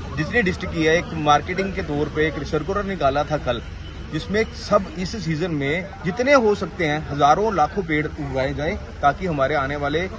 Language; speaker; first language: Hindi; non-native, local second language; Punjabi